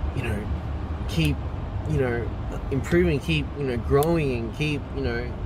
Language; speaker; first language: English; early bilingual, other home language; Korean